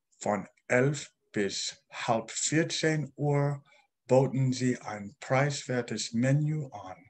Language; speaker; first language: German; non-native, learner; English